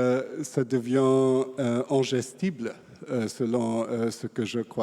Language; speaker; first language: French; non-native, fluent; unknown